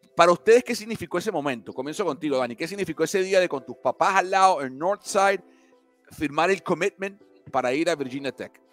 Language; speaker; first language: Spanish; native; Spanish